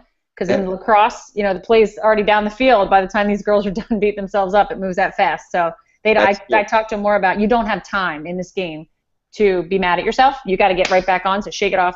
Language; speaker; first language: English; native; English